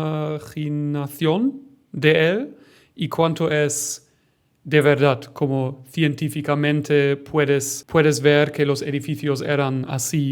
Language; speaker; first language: Spanish; non-native, fluent; German